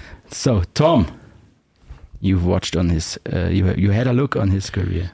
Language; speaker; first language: English; non-native, fluent; German